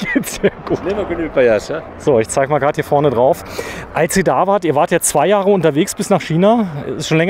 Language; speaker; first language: German; native; German